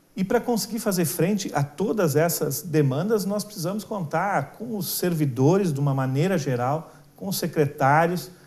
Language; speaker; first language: Portuguese; native; Portuguese